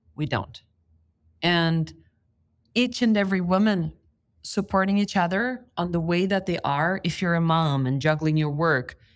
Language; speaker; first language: English; non-native, fluent; Lithuanian